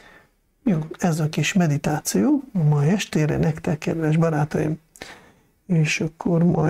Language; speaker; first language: Hungarian; non-native, fluent; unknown